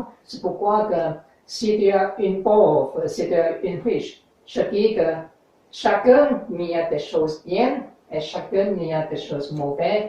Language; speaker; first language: French; non-native, learner; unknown